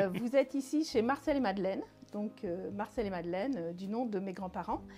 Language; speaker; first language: French; native; French